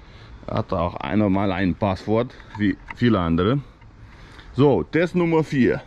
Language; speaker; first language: German; non-native, fluent; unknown